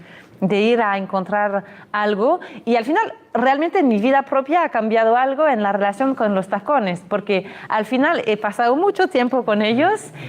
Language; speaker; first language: Spanish; non-native, fluent; French